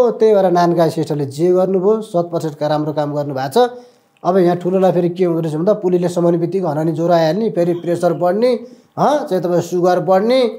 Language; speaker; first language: Nepali; native; Nepali